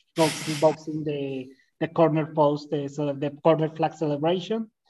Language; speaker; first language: English; non-native, fluent; Spanish